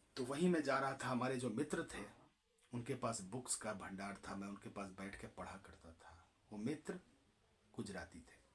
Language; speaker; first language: Hindi; native; Hindi